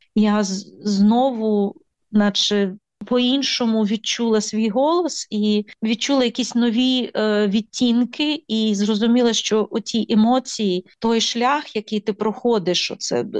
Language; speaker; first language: Ukrainian; native; Ukrainian